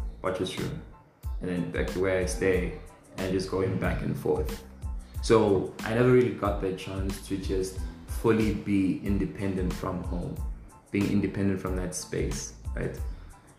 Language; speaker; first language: English; non-native, local second language; Tswana